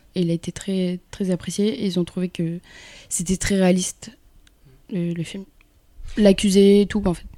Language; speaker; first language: French; early bilingual, other home language; Kabyle